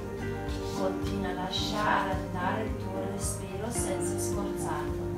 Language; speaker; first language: Italian; native; Italian